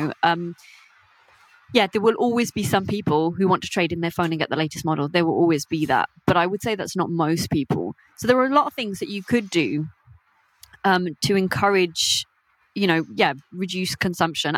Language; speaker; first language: English; native; English